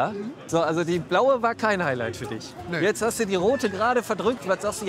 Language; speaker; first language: German; native; German